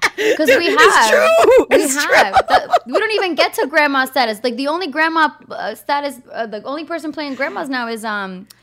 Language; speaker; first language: English; native; English